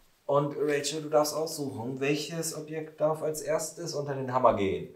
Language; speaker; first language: German; native; German